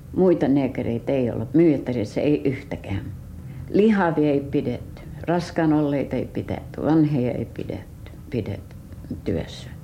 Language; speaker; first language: Finnish; early bilingual, heritage; Finnish